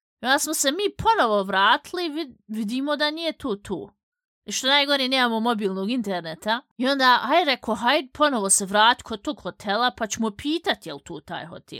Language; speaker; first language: Bosnian; early bilingual, heritage; Bosnian